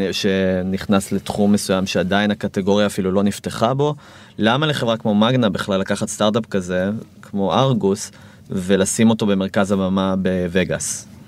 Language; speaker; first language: Hebrew; native; Hebrew